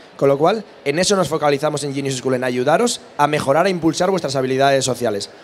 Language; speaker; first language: Spanish; native; Spanish